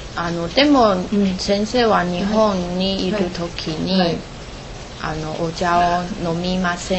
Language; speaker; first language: Japanese; non-native, learner; Chinese